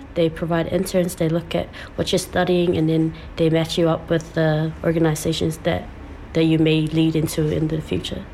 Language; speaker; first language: English; early bilingual, other home language; Samoan